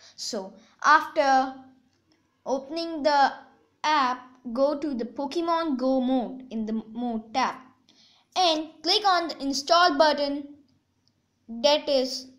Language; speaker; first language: English; non-native, local second language; Hindi